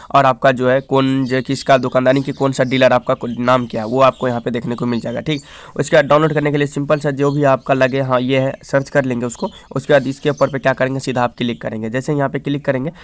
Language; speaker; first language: Hindi; native; Hindi